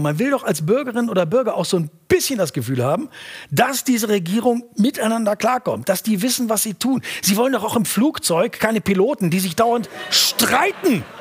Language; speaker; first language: German; native; German